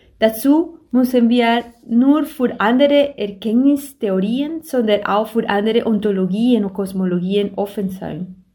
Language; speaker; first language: German; non-native, fluent; Spanish